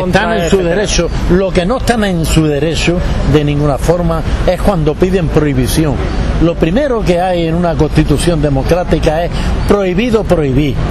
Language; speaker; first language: Spanish; native; Spanish